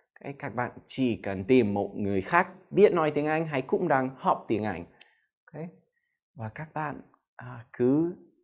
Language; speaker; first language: Vietnamese; non-native, fluent; English